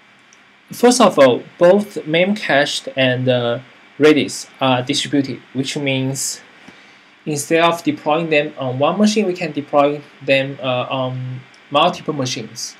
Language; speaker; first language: English; non-native, fluent; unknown